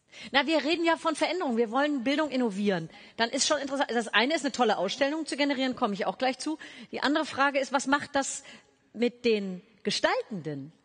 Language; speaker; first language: German; native; German